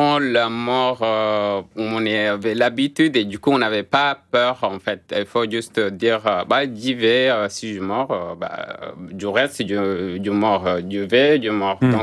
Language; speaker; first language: French; non-native, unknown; Arabic